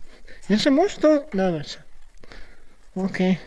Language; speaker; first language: English; non-native, learner; Croatian